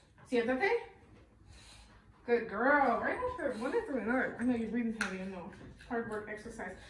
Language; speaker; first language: English; native; English